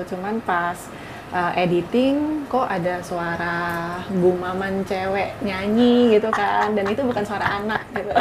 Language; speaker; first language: Indonesian; native; Indonesian